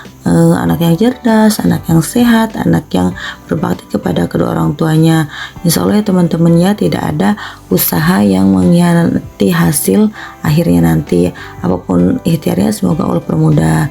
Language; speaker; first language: Indonesian; native; Indonesian